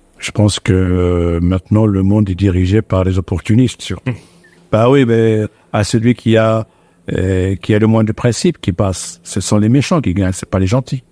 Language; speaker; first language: French; non-native, local second language; Arabic